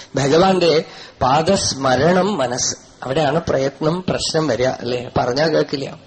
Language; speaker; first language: Malayalam; non-native, local second language; Tamil